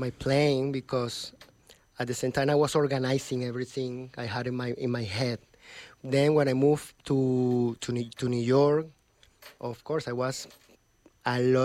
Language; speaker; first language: English; non-native, fluent; Spanish